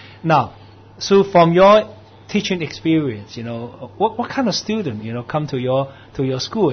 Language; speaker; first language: English; non-native, local second language; Cantonese